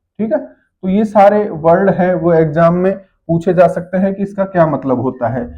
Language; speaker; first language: Hindi; native; Hindi